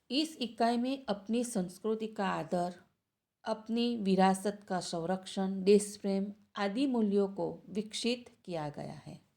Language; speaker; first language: Hindi; non-native, local second language; Gujarati